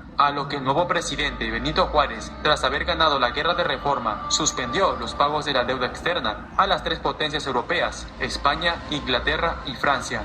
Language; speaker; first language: Spanish; native; Spanish